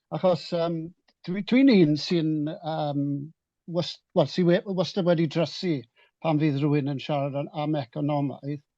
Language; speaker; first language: Welsh; non-native, local second language; English